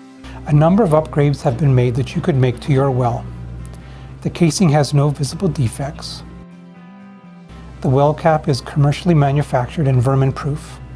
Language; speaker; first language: English; native; English